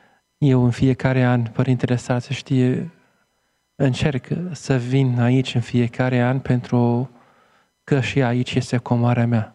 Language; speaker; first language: Romanian; non-native, fluent; Arabic